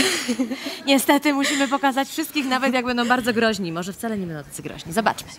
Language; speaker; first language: Polish; native; Polish